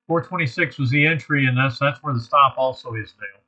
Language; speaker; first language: English; native; English